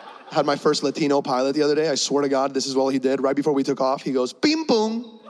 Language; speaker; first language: English; early bilingual, other home language; Spanish